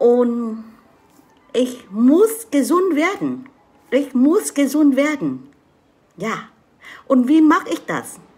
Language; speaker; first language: German; non-native, learner; Vietnamese